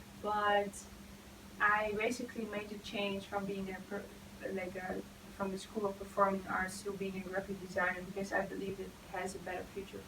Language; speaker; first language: English; non-native, fluent; Dutch